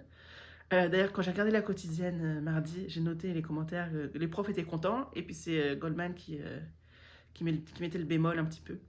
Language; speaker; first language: French; native; French